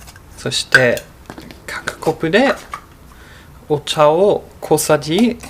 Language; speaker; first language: Japanese; non-native, fluent; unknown